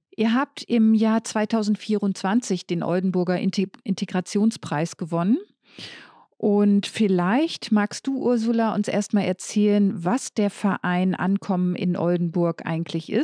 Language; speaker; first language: German; native; German